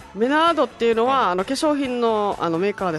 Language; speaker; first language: Japanese; native; Japanese